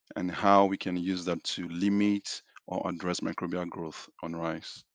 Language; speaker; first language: English; non-native, local second language; Yoruba